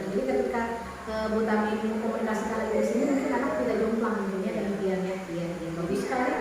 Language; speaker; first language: Indonesian; native; Indonesian